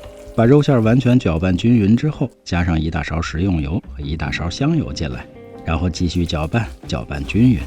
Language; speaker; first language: Chinese; native; Chinese